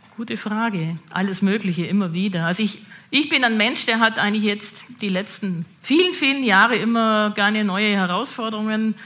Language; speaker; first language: German; native; German